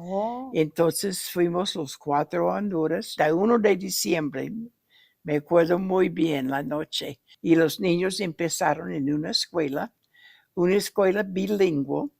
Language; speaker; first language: Spanish; non-native, fluent; English